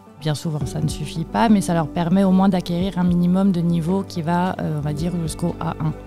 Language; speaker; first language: French; native; French